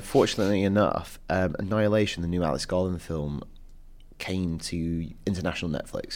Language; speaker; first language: English; native; English